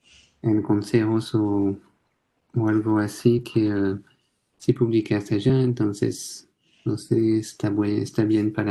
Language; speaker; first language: Spanish; non-native, fluent; French